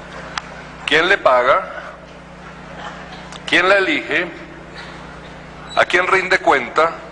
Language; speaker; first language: Spanish; native; Spanish